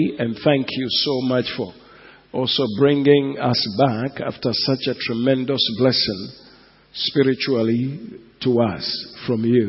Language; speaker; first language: English; non-native, local second language; Igbo